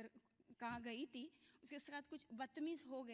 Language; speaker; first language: Hindi; non-native, local second language; Kannada